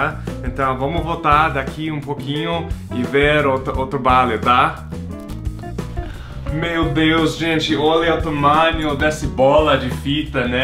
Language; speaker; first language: Portuguese; non-native, fluent; English